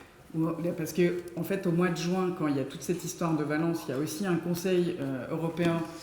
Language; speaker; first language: French; native; French